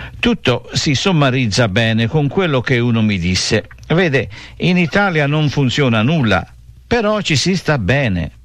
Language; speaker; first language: Italian; native; Italian